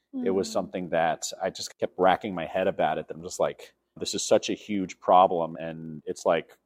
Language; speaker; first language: English; native; English